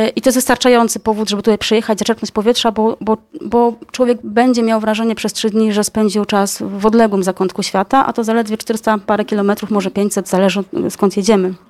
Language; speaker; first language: Polish; native; Polish